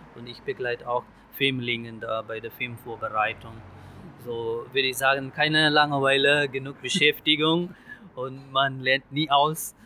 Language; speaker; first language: German; non-native, fluent; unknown